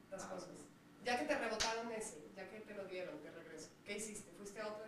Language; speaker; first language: Spanish; native; Spanish